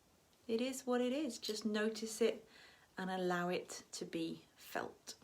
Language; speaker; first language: English; native; English